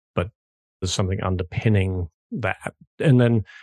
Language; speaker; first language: English; native; English